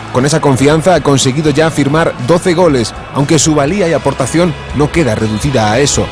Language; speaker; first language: Spanish; native; Spanish